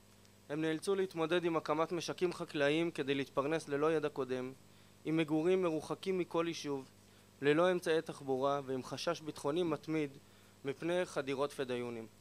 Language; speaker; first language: Hebrew; native; Hebrew